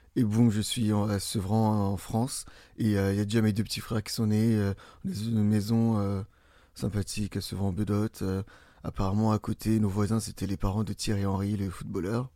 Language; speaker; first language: French; early bilingual, other home language; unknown